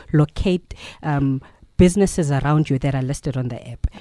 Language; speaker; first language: English; non-native, local second language; Zulu